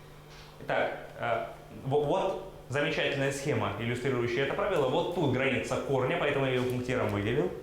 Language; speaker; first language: Russian; native; Russian